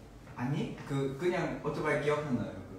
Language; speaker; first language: Korean; non-native, learner; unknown